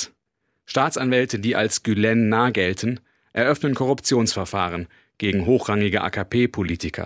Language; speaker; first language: German; native; German